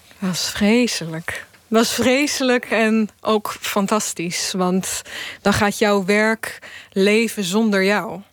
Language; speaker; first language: Dutch; early bilingual, other home language; Bosnian